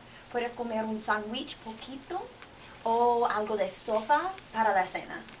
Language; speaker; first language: Spanish; non-native, learner; English